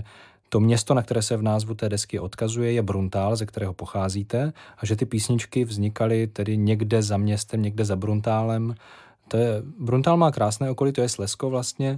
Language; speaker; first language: Czech; native; Czech